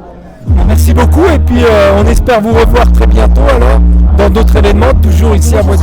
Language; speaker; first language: French; native; French